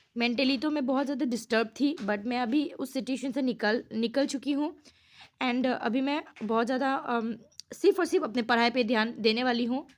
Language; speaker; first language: Hindi; non-native, local second language; Assamese